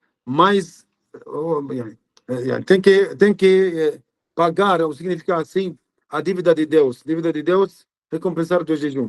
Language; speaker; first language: Portuguese; non-native, fluent; Arabic